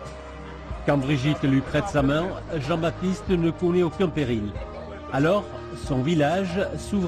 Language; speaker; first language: French; native; French